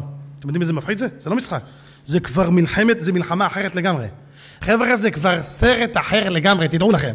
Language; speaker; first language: Hebrew; native; Hebrew